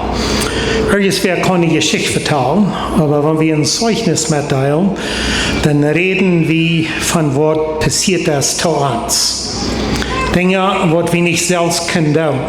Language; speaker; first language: German; non-native, learner; Plautdietsch